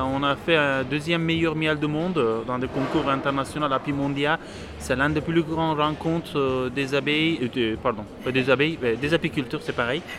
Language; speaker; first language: French; non-native, fluent; Turkish